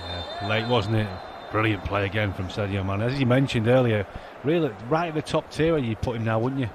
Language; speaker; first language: English; native; English